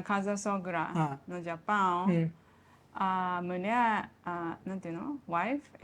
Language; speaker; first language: Portuguese; non-native, learner; Japanese